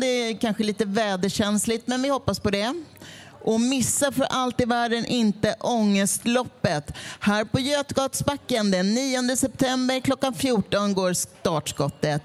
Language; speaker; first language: Swedish; native; Swedish